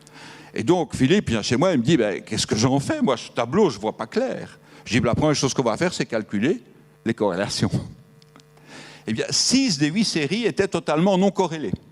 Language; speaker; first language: French; native; French